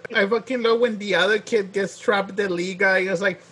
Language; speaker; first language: English; non-native, fluent; Spanish